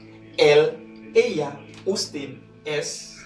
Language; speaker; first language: Spanish; non-native, fluent; Haitian Creole